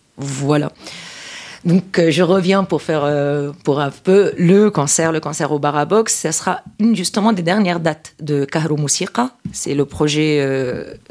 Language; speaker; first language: French; non-native, local second language; Arabic